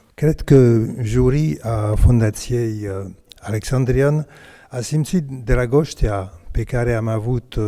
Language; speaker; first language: Romanian; non-native, learner; French